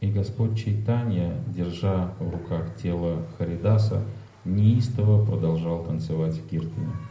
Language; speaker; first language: Russian; native; Russian